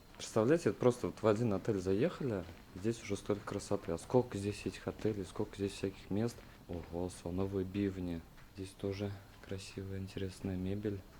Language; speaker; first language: Russian; native; Russian